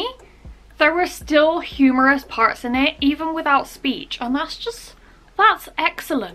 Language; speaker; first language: English; native; English